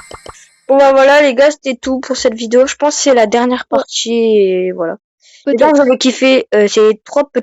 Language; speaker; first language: French; native; French